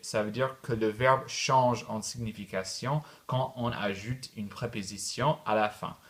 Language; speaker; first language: French; non-native, fluent; English